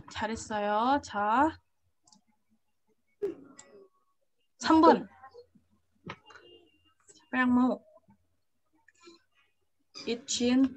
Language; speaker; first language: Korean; non-native, fluent; Indonesian